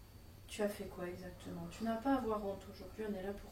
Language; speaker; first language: French; native; French